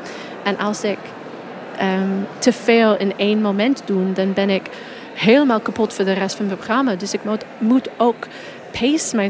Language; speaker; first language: Dutch; non-native, fluent; English